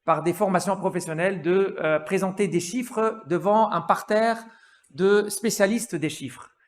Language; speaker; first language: French; non-native, local second language; Arabic